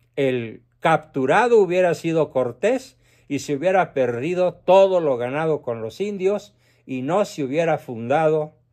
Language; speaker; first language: Spanish; native; Spanish